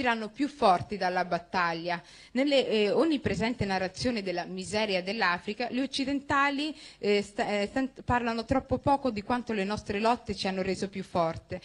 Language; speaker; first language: Italian; early bilingual, other home language; Somali